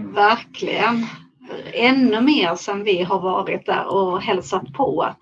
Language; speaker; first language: Swedish; non-native, fluent; Italian